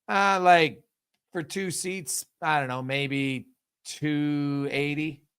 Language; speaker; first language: English; native; English